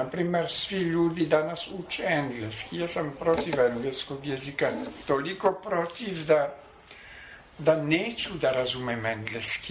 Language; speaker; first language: Serbian; non-native, fluent; French